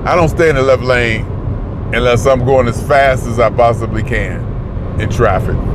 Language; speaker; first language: English; native; English